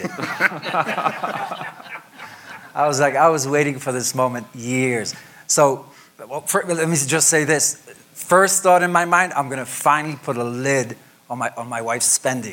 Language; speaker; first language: English; non-native, fluent; Polish